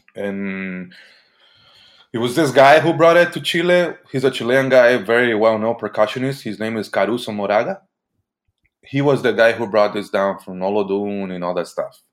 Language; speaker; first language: English; early bilingual, other home language; Portuguese